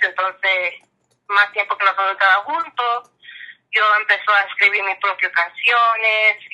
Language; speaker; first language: Spanish; early bilingual, heritage; English